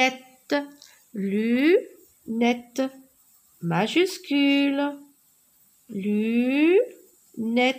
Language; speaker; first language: French; non-native, local second language; Arabic